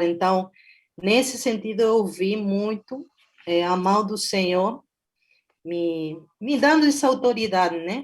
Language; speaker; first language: Portuguese; non-native, fluent; Spanish